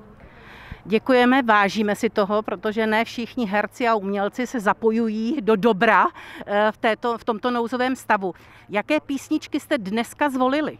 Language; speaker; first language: Czech; native; Czech